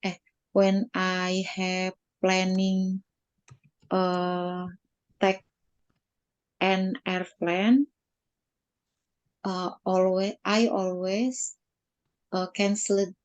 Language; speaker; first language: English; non-native, learner; Indonesian